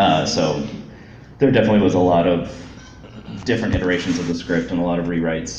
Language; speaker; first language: English; native; English